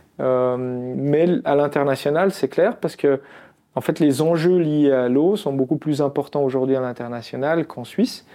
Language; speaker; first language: French; non-native, local second language; Arabic